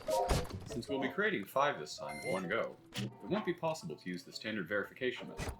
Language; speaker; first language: English; native; English